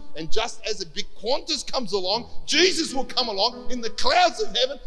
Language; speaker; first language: English; early bilingual, other home language; Greek